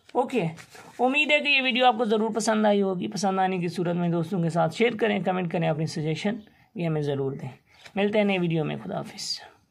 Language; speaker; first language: Urdu; non-native, local second language; Sindhi